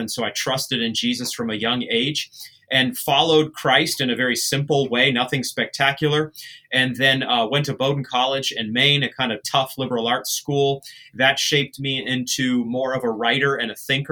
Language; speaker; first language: English; native; English